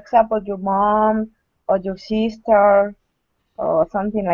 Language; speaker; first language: English; non-native, learner; Spanish